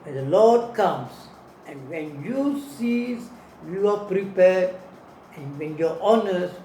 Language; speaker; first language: English; non-native, local second language; Tamil